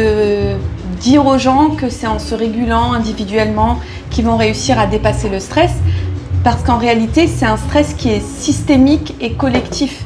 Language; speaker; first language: French; native; French